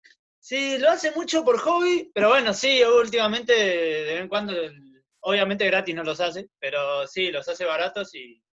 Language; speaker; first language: Spanish; native; Spanish